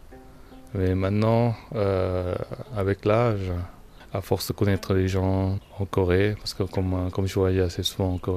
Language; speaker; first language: French; non-native, fluent; Korean